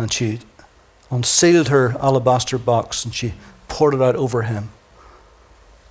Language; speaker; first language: English; native; English